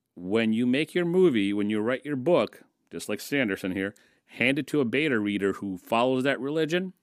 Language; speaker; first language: English; early bilingual, other home language; Russian